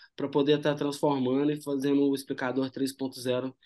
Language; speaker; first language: Portuguese; native; Portuguese